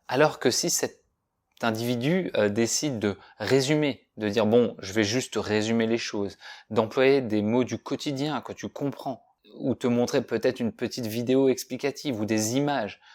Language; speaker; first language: French; native; French